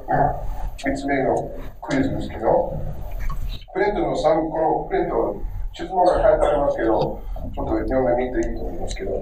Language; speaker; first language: Japanese; non-native, learner; English